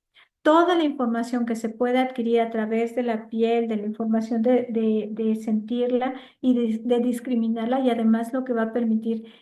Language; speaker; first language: Spanish; native; Spanish